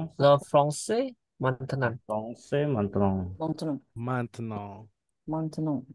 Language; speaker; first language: French; non-native, learner; Indonesian